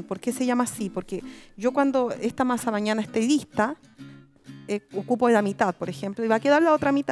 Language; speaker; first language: Spanish; native; Spanish